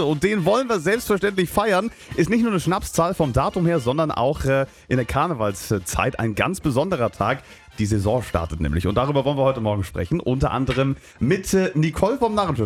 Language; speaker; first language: German; native; German